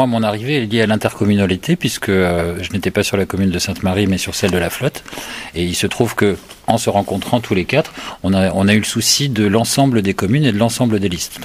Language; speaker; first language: French; native; French